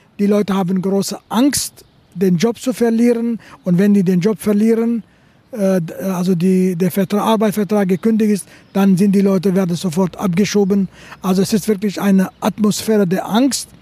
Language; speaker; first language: German; non-native, fluent; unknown